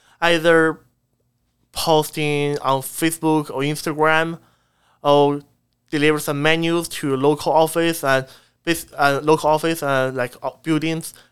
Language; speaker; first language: English; non-native, fluent; Chinese